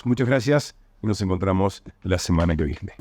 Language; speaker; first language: Spanish; native; Spanish